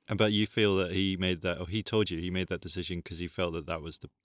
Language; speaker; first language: English; native; English